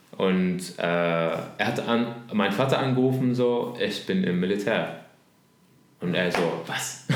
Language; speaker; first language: German; non-native, learner; Arabic